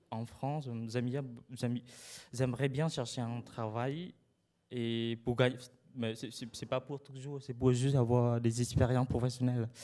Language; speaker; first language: French; non-native, fluent; Khmer